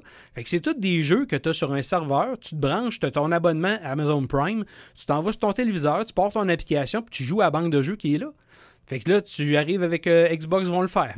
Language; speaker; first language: French; native; French